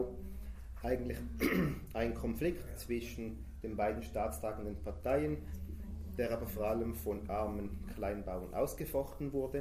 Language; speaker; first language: German; native; German